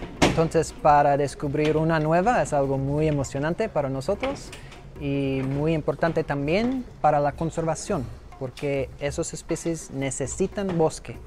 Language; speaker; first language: Spanish; non-native, fluent; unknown